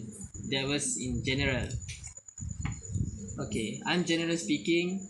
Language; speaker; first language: English; non-native, learner; Malay